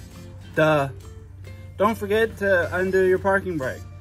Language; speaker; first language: English; native; English